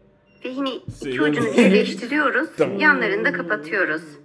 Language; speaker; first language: Turkish; native; Turkish